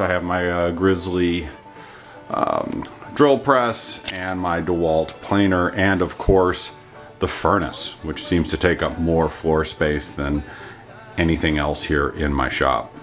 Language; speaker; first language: English; native; English